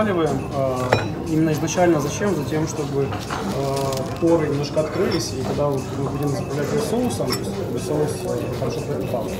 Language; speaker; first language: Russian; native; Russian